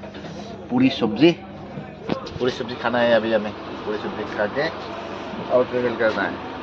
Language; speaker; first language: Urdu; non-native, local second language; Assamese